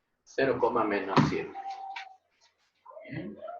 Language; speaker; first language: Spanish; native; Spanish